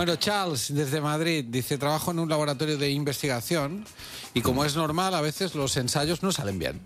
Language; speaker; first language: Spanish; native; Spanish